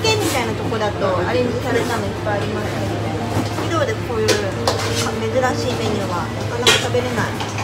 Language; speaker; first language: Japanese; native; Japanese